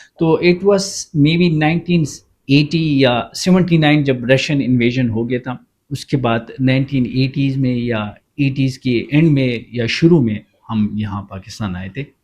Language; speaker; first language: Urdu; early bilingual, other home language; Pashto